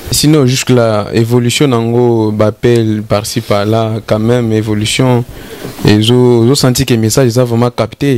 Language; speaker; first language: French; non-native, local second language; Lingala